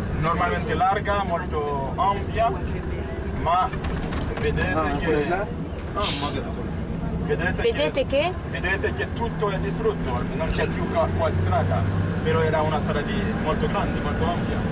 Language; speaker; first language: Italian; non-native, fluent; Haitian Creole